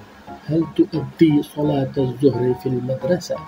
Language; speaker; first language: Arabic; non-native, fluent; Urdu